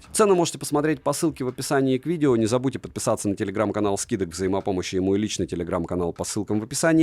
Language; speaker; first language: Russian; native; Russian